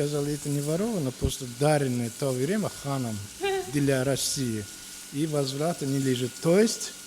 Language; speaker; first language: Russian; non-native, local second language; Azerbaijani